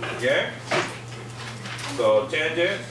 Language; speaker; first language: English; non-native, fluent; Japanese